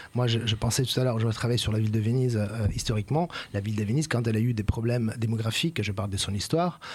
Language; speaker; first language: French; non-native, fluent; Italian